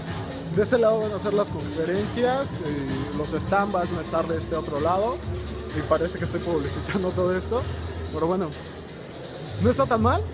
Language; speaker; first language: Spanish; native; Spanish